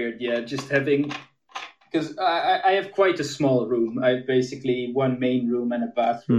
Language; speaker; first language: English; non-native, fluent; Dutch